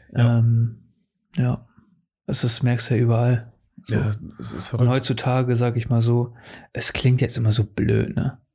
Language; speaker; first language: German; early bilingual, other home language; Portuguese